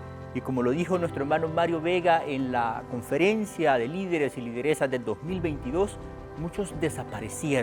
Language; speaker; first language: Spanish; native; Spanish